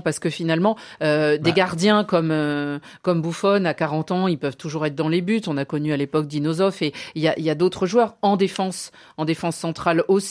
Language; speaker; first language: French; native; French